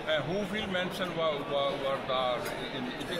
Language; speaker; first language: Dutch; non-native, learner; Punjabi